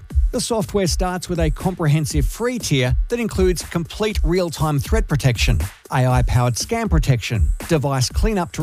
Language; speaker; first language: English; native; English